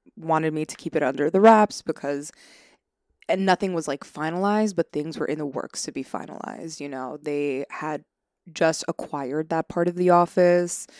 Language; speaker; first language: English; native; English